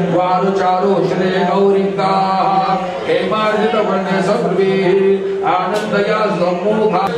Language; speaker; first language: Hindi; non-native, local second language; Marathi